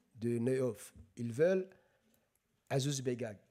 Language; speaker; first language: French; non-native, local second language; Somali